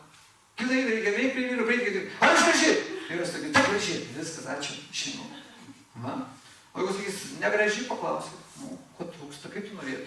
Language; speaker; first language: Lithuanian; native; Lithuanian